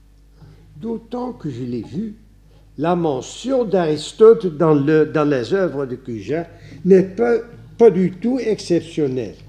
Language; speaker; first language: French; non-native, fluent; Dutch